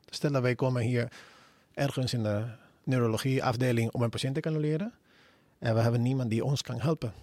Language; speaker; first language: Dutch; non-native, fluent; Spanish